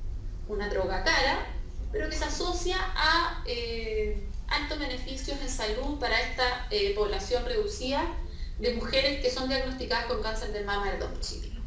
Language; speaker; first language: Spanish; native; Spanish